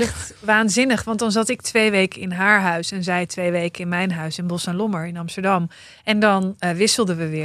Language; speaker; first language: Dutch; native; Dutch